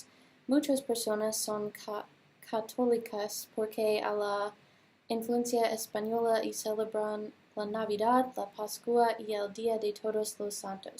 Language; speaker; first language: Spanish; non-native, learner; English